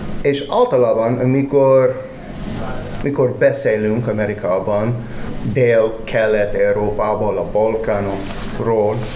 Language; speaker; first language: Hungarian; non-native, learner; English